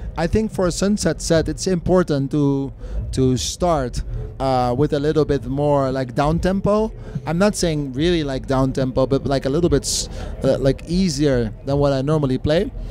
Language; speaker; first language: English; non-native, fluent; Dutch